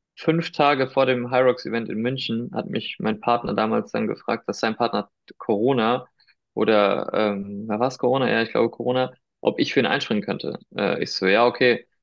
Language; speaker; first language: German; early bilingual, other home language; Spanish